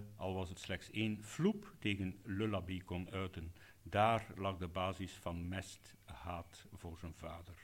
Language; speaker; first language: Dutch; native; Dutch